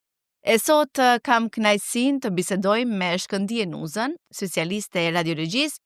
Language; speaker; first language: Albanian; native; Albanian